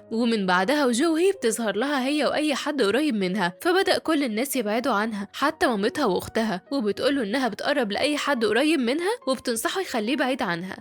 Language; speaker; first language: Arabic; native; Arabic